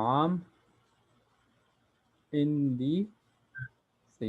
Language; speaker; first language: Arabic; non-native, learner; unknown